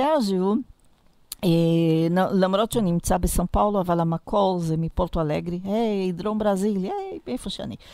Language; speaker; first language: Hebrew; non-native, fluent; Portuguese